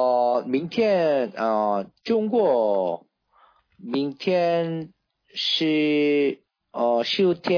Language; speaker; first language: Chinese; non-native, learner; Korean